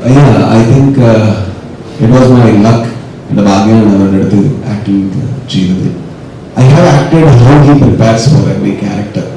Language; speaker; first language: English; non-native, local second language; Malayalam